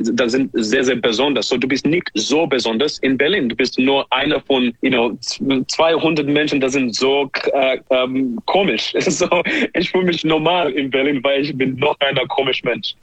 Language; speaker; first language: German; non-native, learner; English